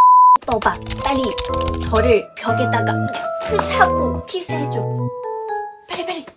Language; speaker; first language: Korean; non-native, fluent; Chinese